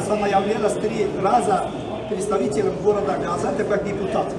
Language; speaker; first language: Russian; non-native, fluent; Turkish